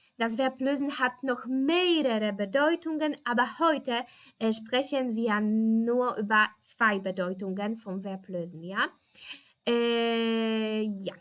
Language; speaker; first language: German; non-native, fluent; Polish